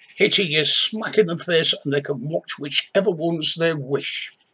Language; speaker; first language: English; native; English